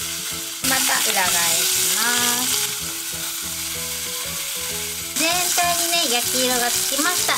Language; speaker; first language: Japanese; native; Japanese